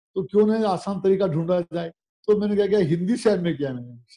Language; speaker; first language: Hindi; native; Hindi